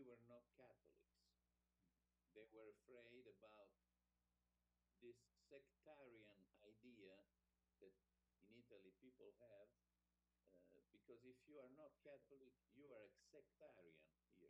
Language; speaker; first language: English; non-native, fluent; Italian